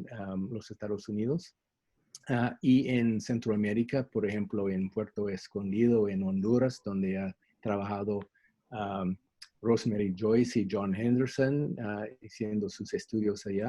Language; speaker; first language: Spanish; non-native, fluent; English